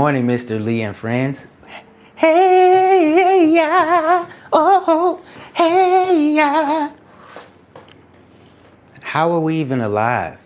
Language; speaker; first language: English; native; English